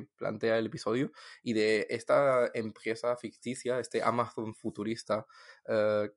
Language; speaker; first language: Spanish; non-native, fluent; French